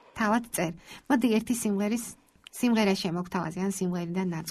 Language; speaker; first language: Georgian; native; Georgian